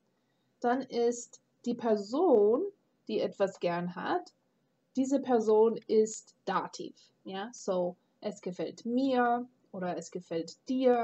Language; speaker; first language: German; non-native, fluent; English